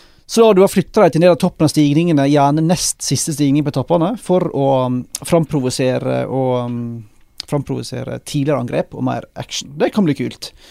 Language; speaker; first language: Norwegian; native; Norwegian